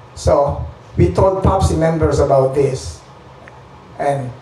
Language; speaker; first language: English; non-native, local second language; Filipino